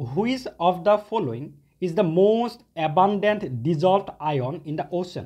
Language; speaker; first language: English; non-native, local second language; Assamese